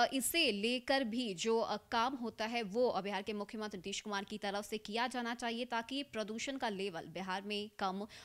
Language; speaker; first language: Hindi; native; Hindi